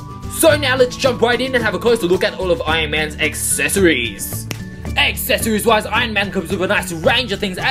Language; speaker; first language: English; native; English